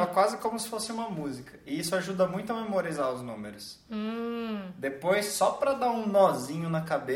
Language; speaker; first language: Portuguese; native; Portuguese